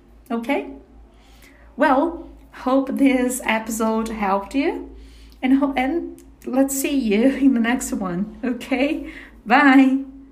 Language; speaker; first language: English; non-native, fluent; Portuguese